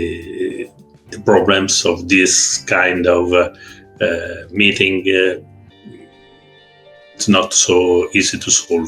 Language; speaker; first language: English; non-native, learner; Italian